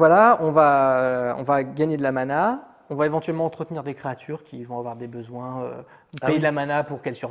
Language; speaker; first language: French; native; French